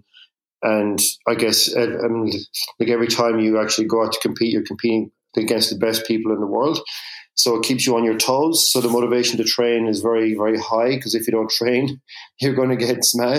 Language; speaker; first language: English; native; English